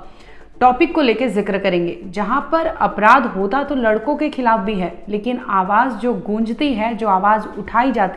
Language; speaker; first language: Hindi; native; Hindi